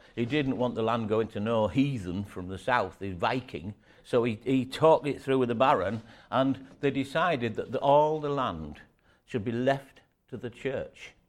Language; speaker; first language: English; native; English